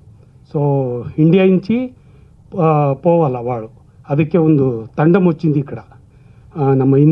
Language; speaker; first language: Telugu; non-native, learner; Kannada